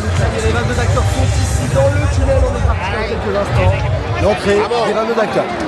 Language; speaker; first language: French; native; French